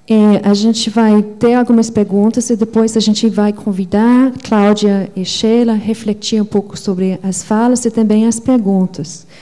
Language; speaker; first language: Portuguese; non-native, fluent; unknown